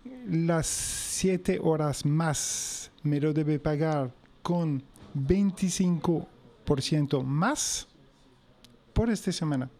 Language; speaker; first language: Spanish; non-native, fluent; French